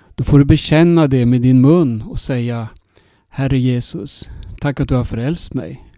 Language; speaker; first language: Spanish; non-native, fluent; Swedish